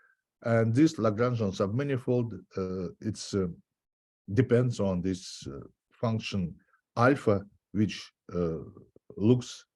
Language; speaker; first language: English; non-native, fluent; Russian